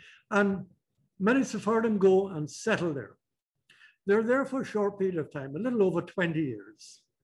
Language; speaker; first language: English; native; English